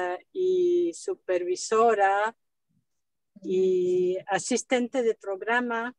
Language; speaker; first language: Spanish; non-native, fluent; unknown